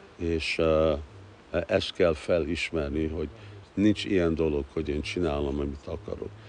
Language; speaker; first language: Hungarian; early bilingual, heritage; Hungarian